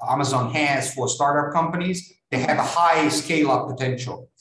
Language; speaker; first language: English; non-native, fluent; Italian